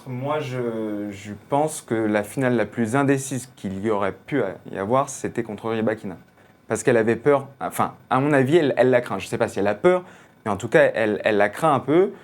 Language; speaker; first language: French; native; French